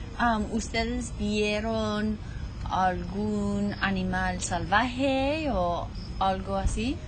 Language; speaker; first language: Spanish; non-native, fluent; English